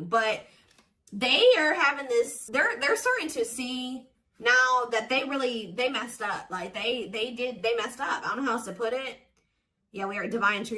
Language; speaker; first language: English; native; English